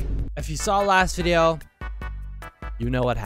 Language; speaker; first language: English; native; English